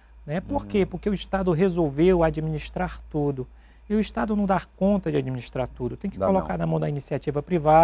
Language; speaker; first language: Portuguese; native; Portuguese